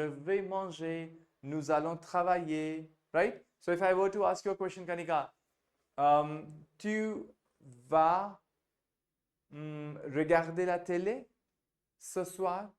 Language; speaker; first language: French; non-native, fluent; Hindi